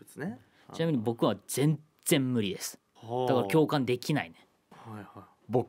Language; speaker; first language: Japanese; native; Japanese